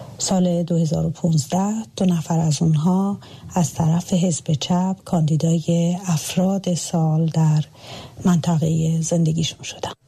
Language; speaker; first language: Persian; native; Persian